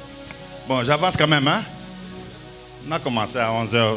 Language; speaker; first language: French; non-native, local second language; Lingala